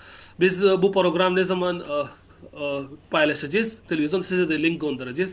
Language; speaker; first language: Turkish; non-native, learner; Urdu